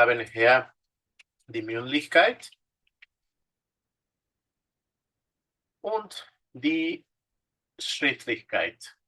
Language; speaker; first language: German; non-native, fluent; Spanish